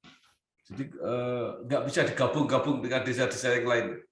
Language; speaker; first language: Indonesian; native; Indonesian